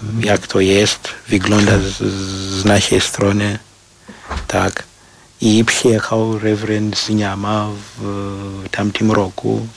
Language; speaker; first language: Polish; non-native, fluent; Shona